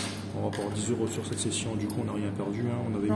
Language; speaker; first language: French; native; French